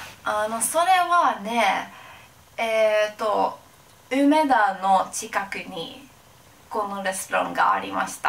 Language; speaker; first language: Japanese; non-native, learner; English